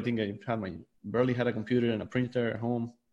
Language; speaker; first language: English; non-native, fluent; Spanish